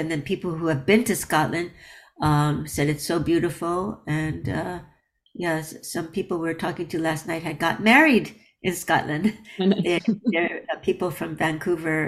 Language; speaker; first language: English; native; English